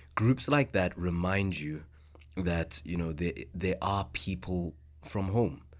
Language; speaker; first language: English; non-native, local second language; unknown